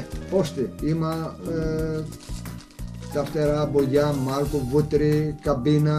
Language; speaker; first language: Bulgarian; non-native, learner; Greek